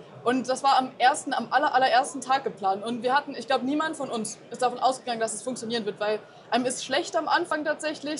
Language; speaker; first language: German; native; German